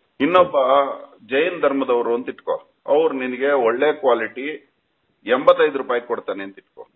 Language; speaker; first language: Kannada; native; Kannada